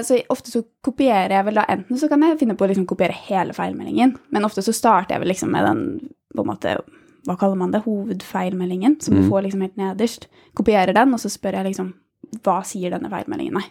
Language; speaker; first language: Norwegian; native; Norwegian